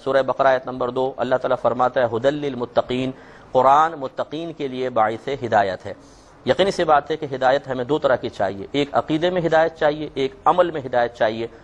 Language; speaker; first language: Urdu; native; Urdu